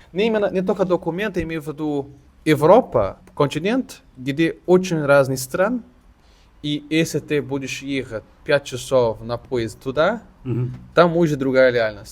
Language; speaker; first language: Russian; non-native, fluent; Portuguese